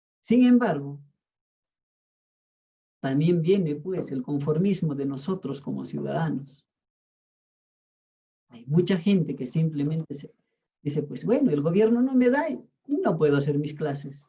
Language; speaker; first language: Spanish; native; Spanish